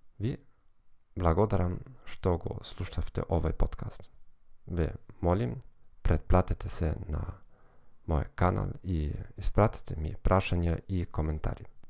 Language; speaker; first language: Macedonian; non-native, learner; German